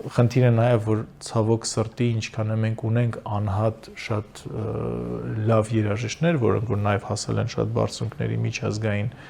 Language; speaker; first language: Armenian; native; Armenian